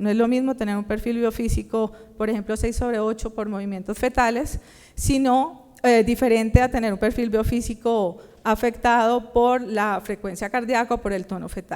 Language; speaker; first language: Spanish; native; Spanish